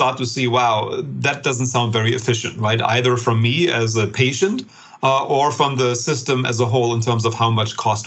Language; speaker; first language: English; non-native, fluent; German